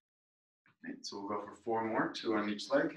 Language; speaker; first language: English; native; English